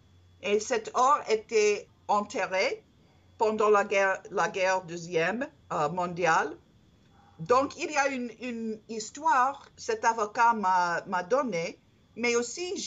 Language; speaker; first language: French; non-native, learner; English